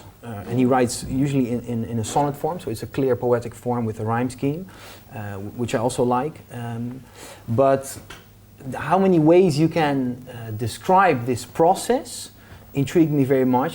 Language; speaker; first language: English; non-native, fluent; Dutch